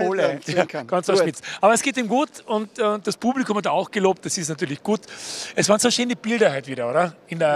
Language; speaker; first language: German; native; German